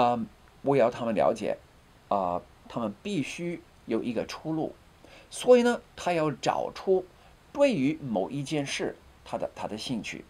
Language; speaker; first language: Chinese; non-native, fluent; English